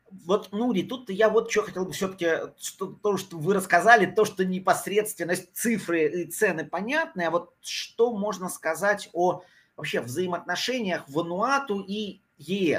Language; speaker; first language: Russian; native; Russian